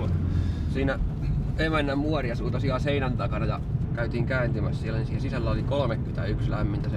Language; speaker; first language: Finnish; native; Finnish